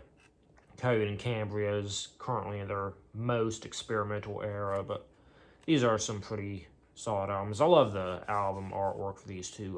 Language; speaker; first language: English; native; English